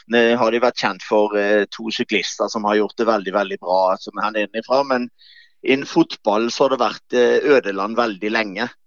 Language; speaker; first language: Norwegian; native; Norwegian